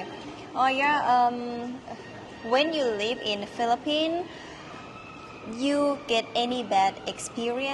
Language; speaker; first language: English; non-native, learner; Thai